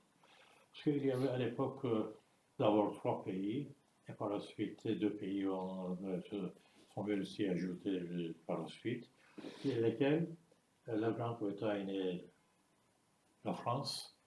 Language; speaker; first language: French; non-native, fluent; Turkish